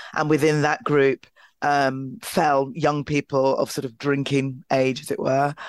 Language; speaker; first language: English; native; English